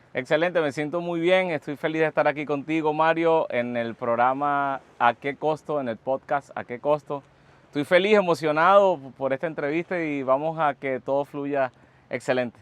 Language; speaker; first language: Spanish; native; Spanish